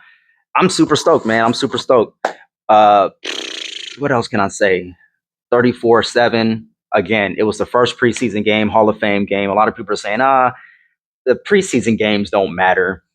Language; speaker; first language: English; native; English